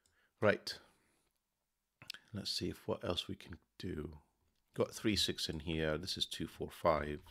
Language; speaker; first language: English; native; English